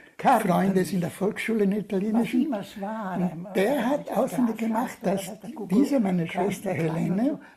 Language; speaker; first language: German; non-native, fluent; Italian